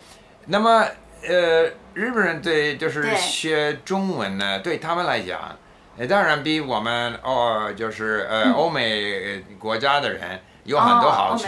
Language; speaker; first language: Chinese; non-native, fluent; English